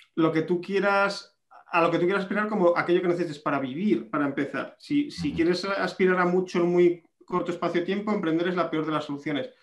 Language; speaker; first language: Spanish; native; Spanish